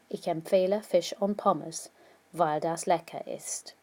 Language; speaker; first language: German; non-native, fluent; English